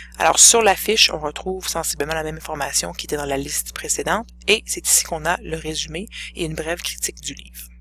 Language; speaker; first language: French; native; French